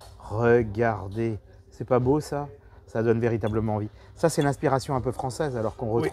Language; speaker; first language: French; native; French